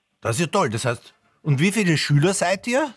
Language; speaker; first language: German; native; German